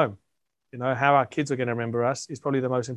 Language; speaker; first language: English; native; English